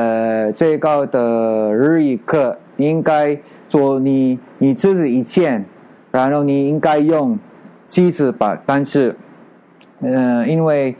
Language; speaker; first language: Chinese; non-native, learner; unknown